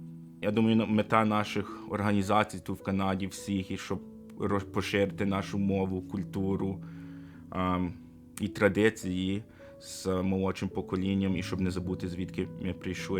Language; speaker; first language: Ukrainian; early bilingual, heritage; Ukrainian